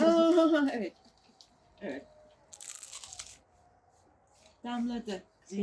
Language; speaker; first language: Turkish; native; Turkish